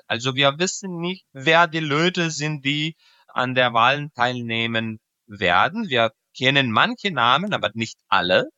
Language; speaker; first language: German; non-native, fluent; Serbian